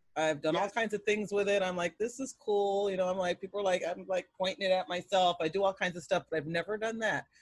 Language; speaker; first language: English; native; English